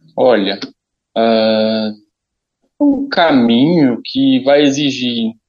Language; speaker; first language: Portuguese; native; Portuguese